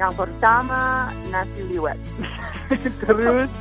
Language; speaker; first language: Indonesian; non-native, fluent; English